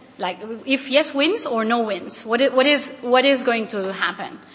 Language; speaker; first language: English; non-native, fluent; Turkish